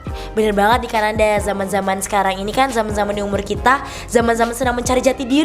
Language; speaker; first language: Indonesian; native; Indonesian